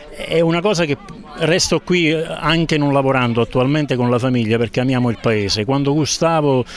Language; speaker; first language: Italian; native; Italian